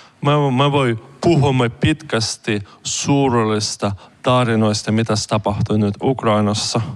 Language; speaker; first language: Finnish; non-native, learner; Ukrainian